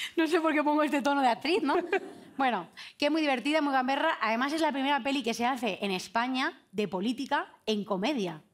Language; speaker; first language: Spanish; native; Spanish